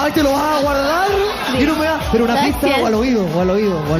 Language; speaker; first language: Spanish; native; Spanish